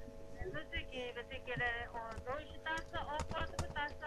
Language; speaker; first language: Portuguese; non-native, learner; Chinese